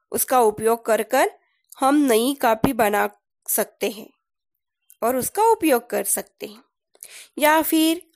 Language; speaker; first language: Hindi; non-native, local second language; Marathi